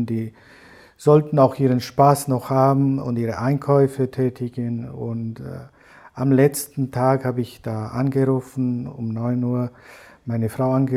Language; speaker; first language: German; non-native, fluent; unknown